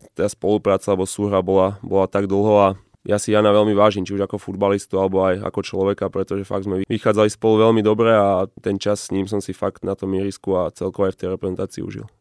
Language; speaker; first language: Slovak; native; Slovak